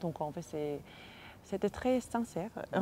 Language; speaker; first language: French; non-native, fluent; Korean